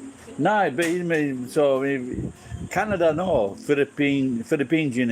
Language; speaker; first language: Japanese; non-native, learner; English